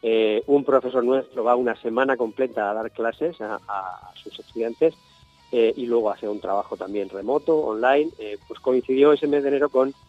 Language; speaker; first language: Spanish; native; Spanish